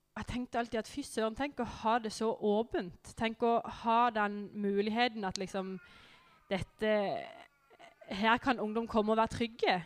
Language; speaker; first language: Norwegian; native; Norwegian